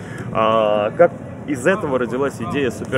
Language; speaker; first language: Russian; native; Russian